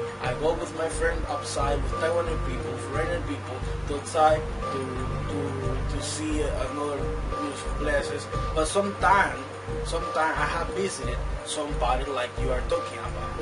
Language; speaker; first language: English; non-native, fluent; Spanish